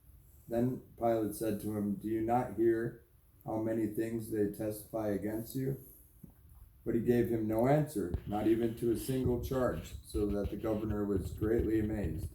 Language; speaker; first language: English; native; English